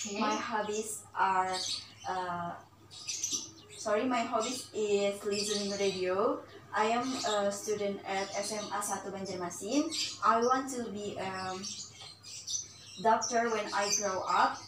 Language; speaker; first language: English; non-native, learner; Indonesian